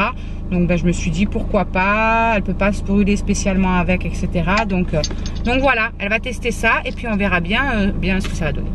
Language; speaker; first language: French; native; French